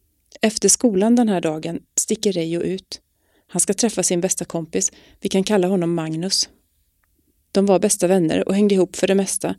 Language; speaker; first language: Swedish; native; Swedish